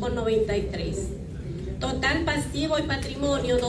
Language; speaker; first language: Spanish; native; Spanish